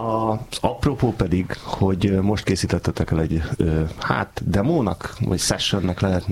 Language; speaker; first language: Hungarian; native; Hungarian